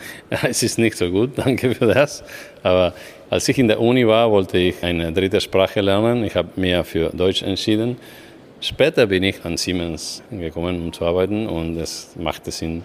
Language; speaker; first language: German; non-native, fluent; Spanish